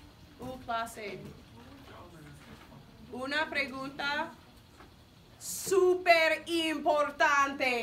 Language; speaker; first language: Spanish; non-native, fluent; English